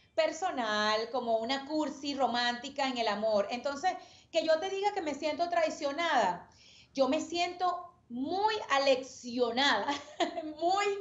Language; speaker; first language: Spanish; native; Spanish